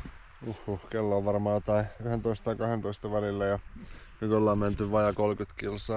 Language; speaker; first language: Finnish; native; Finnish